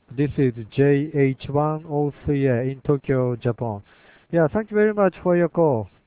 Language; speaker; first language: English; non-native, learner; Japanese